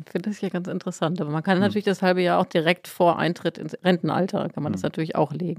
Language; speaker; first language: German; native; German